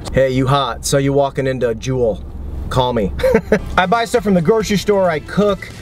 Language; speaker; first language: English; native; English